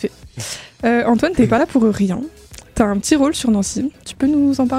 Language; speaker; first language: French; native; French